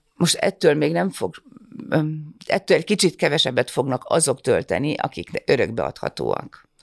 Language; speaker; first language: Hungarian; early bilingual, other home language; Russian